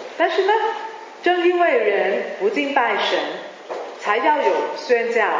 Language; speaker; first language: Chinese; non-native, local second language; Cantonese